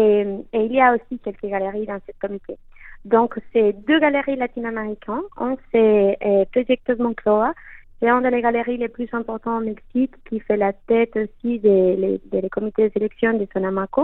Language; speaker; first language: French; non-native, fluent; Spanish